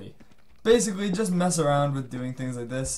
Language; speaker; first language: English; native; English